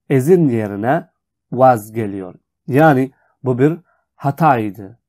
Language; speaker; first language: Turkish; non-native, fluent; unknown